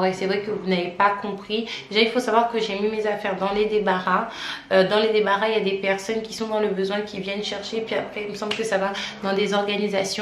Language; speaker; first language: French; native; French